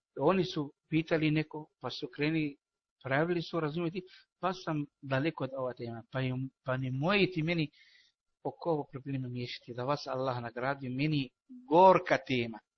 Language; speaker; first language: Bosnian; non-native, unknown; Arabic